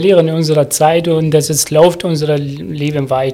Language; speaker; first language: German; non-native, learner; Arabic